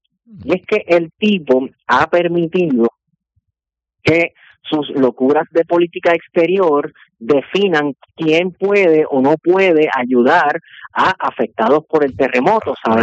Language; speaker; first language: Spanish; native; Spanish